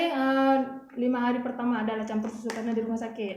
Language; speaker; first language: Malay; non-native, local second language; Achinese